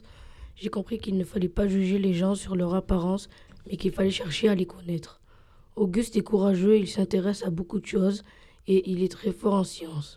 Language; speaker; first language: French; native; French